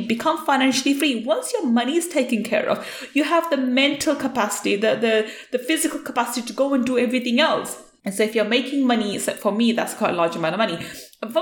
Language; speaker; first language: English; native; English